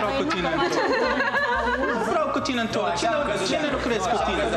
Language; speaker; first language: Romanian; non-native, learner; Arabic